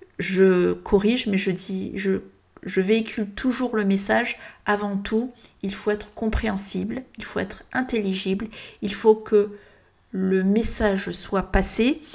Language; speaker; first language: French; early bilingual, heritage; French